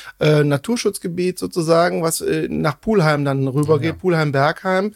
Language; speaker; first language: German; native; German